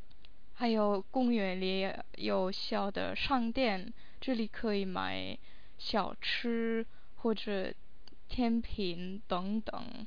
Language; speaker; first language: Chinese; non-native, fluent; English